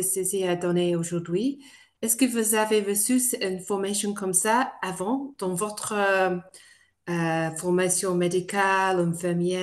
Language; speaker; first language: French; non-native, fluent; English